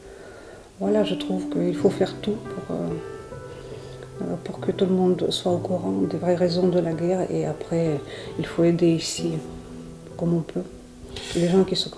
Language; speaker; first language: French; non-native, fluent; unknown